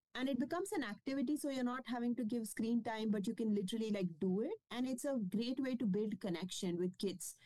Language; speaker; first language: English; non-native, local second language; Kashmiri